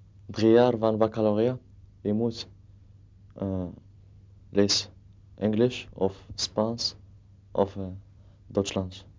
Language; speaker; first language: Dutch; non-native, learner; Arabic